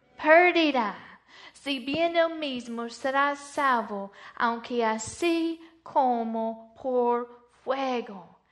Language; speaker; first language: Spanish; non-native, fluent; English